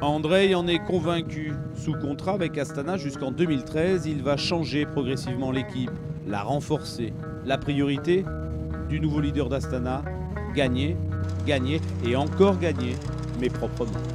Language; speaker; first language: French; native; French